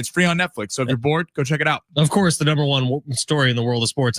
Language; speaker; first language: English; native; English